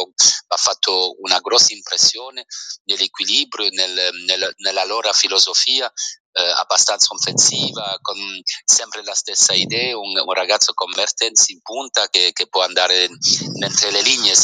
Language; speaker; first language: Italian; early bilingual, heritage; French